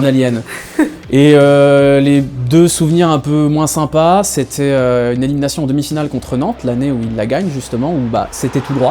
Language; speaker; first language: French; native; French